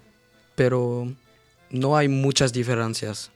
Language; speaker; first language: Spanish; non-native, learner; French